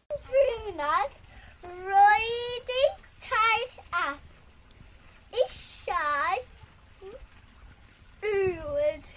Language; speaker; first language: Welsh; non-native, learner; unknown